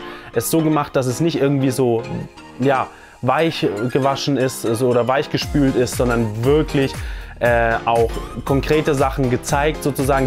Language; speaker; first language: German; native; German